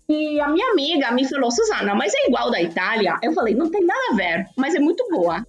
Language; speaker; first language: Portuguese; non-native, fluent; Italian